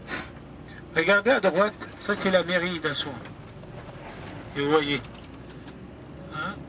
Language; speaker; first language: French; non-native, fluent; Arabic